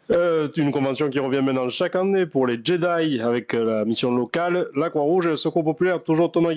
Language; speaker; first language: French; native; French